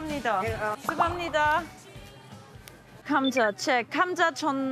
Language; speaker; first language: Korean; non-native, learner; German